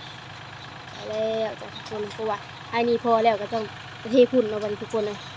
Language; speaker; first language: Thai; non-native, local second language; Lao